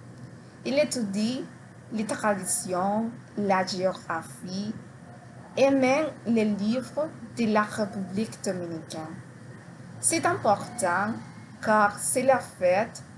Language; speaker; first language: French; non-native, learner; Spanish